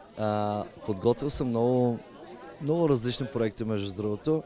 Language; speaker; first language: Bulgarian; native; Bulgarian